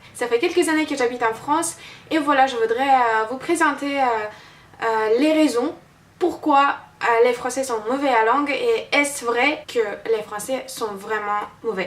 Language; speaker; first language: French; non-native, fluent; Russian